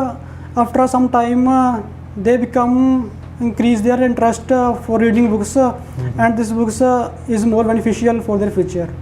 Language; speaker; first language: English; non-native, learner; Punjabi